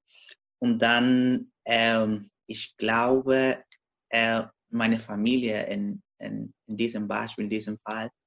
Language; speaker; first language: German; non-native, learner; Spanish